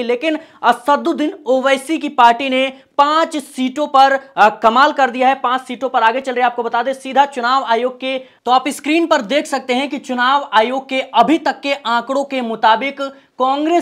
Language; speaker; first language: Hindi; native; Hindi